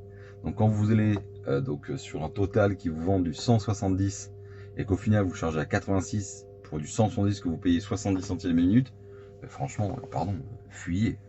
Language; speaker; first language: French; native; French